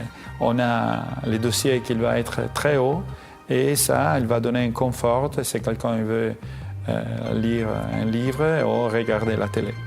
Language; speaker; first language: French; non-native, fluent; Italian